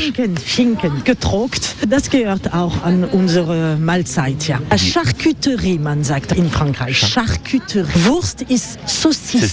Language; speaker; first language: German; non-native, learner; French